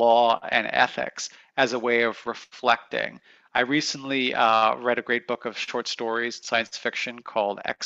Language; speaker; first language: English; native; English